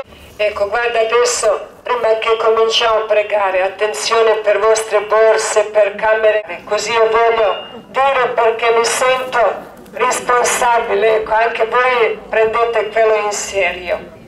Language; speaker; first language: Italian; non-native, learner; Croatian